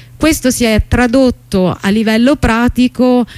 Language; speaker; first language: Italian; native; Italian